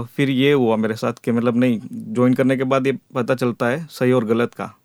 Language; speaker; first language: Hindi; non-native, local second language; Gujarati